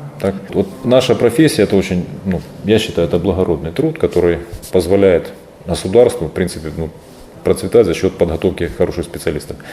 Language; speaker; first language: Russian; native; Russian